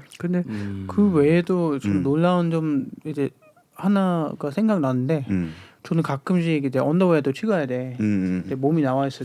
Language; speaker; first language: Korean; non-native, fluent; German